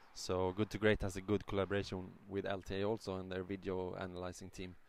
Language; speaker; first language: English; non-native, fluent; Swedish